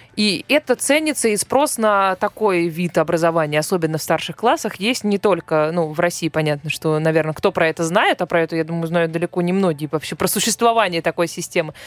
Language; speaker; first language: Russian; native; Russian